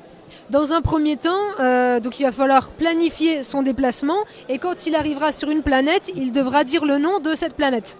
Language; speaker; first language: French; native; French